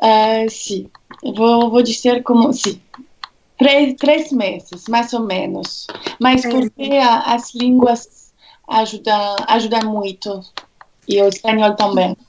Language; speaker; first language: Portuguese; non-native, fluent; French